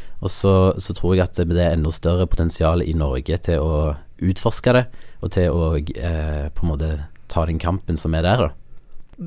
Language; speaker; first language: Norwegian; native; Norwegian